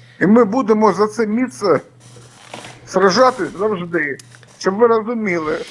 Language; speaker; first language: Ukrainian; non-native, local second language; Russian